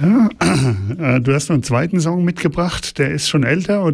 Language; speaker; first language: German; native; German